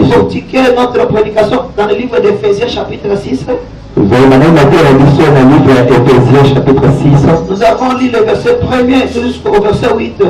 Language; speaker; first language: French; non-native, local second language; Lingala